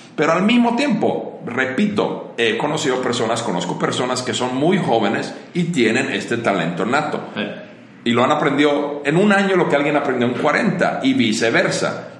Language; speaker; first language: Spanish; non-native, fluent; Finnish